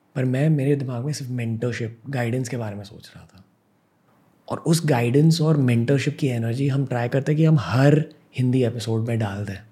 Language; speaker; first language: Hindi; non-native, local second language; English